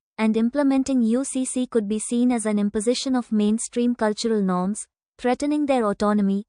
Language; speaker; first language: English; non-native, local second language; Tamil